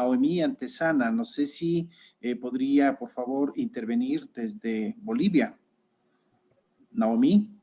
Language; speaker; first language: Spanish; native; Spanish